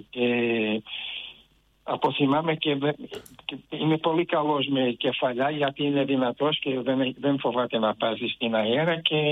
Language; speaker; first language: Greek; non-native, fluent; Portuguese